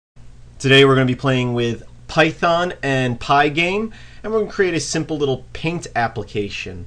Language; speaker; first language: English; native; English